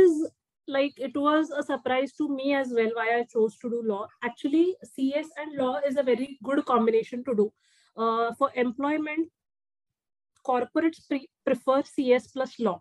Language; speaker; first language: English; non-native, local second language; Marathi